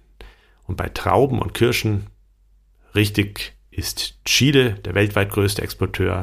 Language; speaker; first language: German; native; German